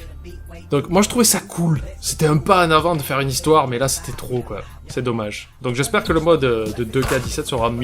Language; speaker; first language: French; native; French